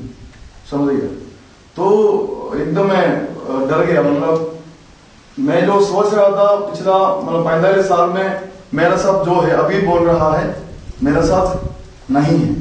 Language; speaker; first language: Hindi; non-native, local second language; Malayalam